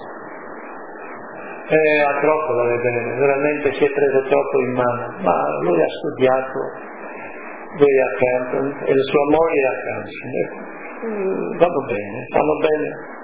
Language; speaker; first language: Italian; native; Italian